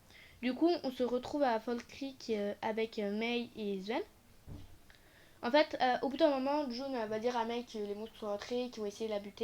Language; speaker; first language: French; native; French